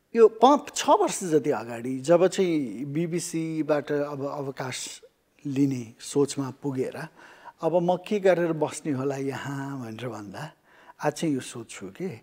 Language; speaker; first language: Nepali; native; Nepali